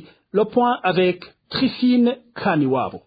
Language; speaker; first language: French; non-native, local second language; Rundi